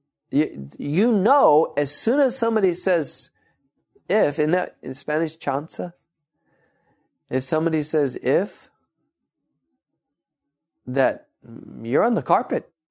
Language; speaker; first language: English; native; English